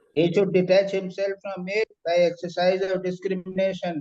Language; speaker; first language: English; non-native, local second language; Hindi